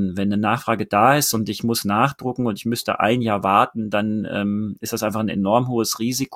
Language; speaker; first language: German; native; German